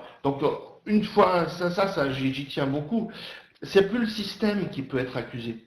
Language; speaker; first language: French; native; French